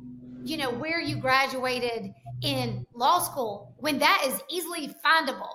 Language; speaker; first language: English; native; English